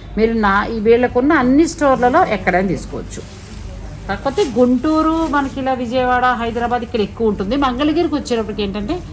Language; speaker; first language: Telugu; native; Telugu